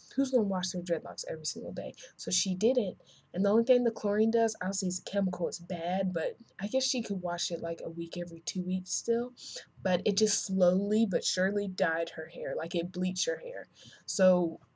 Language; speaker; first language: English; native; English